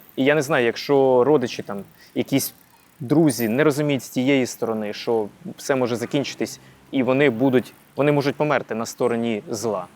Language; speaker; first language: Ukrainian; non-native, local second language; Russian